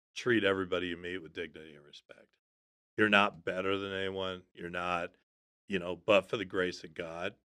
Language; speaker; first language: English; native; English